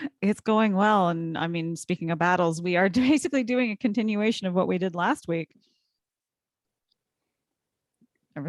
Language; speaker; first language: English; native; English